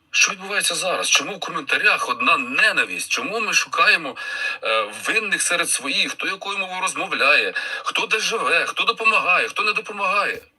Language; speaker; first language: Ukrainian; native; Ukrainian